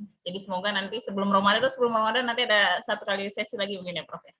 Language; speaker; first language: Indonesian; native; Indonesian